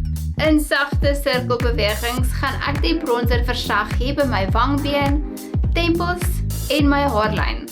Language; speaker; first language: Afrikaans; native; Afrikaans